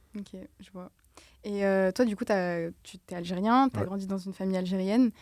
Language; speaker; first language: French; native; French